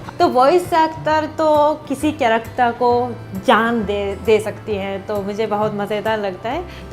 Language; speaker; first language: Hindi; non-native, fluent; Japanese